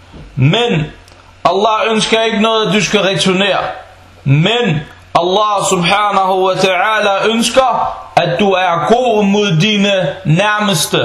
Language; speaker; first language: Danish; non-native, fluent; Arabic